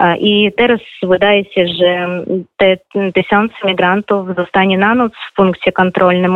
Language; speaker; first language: Polish; non-native, fluent; Russian